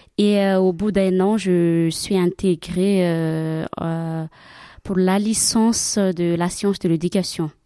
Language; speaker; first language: French; non-native, local second language; Malagasy